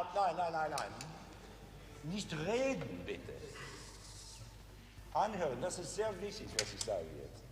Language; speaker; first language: German; non-native, learner; English